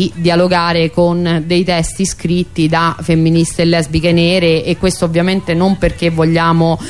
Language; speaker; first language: Italian; native; Italian